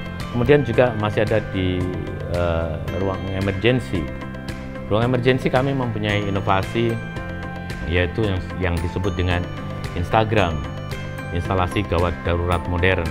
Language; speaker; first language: Indonesian; non-native, local second language; Javanese